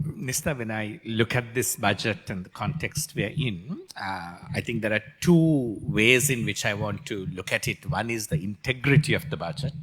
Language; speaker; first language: English; non-native, local second language; Sinhala